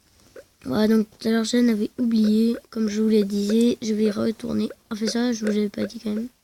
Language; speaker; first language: French; native; French